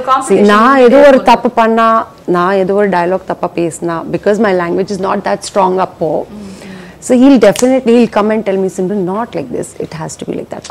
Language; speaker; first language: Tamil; non-native, fluent; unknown